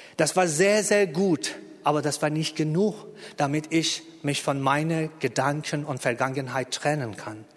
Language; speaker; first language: German; non-native, fluent; Persian